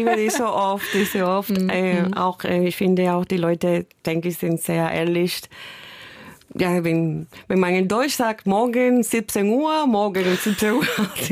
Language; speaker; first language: German; non-native, fluent; Spanish